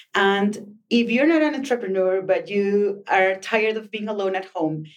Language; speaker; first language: English; non-native, fluent; Spanish